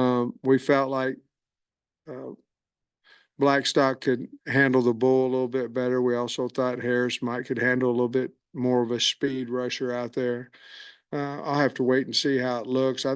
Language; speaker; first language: English; native; English